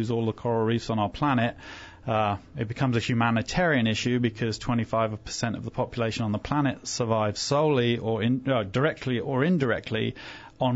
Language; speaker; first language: English; native; English